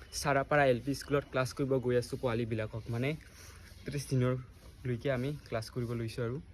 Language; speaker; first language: Assamese; non-native, local second language; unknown